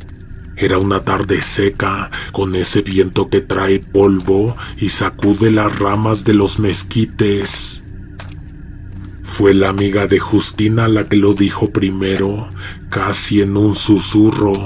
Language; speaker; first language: Spanish; native; Spanish